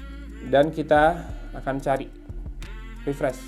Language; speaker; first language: Indonesian; native; Indonesian